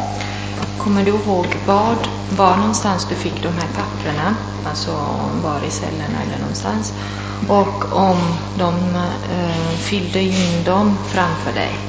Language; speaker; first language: Swedish; non-native, fluent; Italian